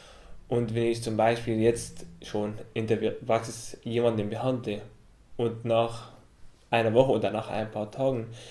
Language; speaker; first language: German; early bilingual, other home language; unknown